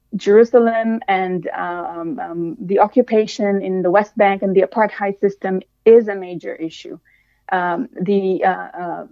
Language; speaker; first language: English; non-native, fluent; Arabic